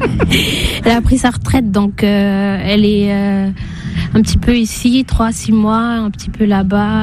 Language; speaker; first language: French; native; French